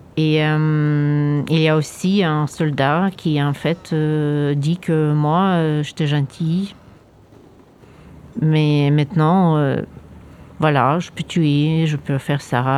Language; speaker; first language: French; non-native, fluent; Ukrainian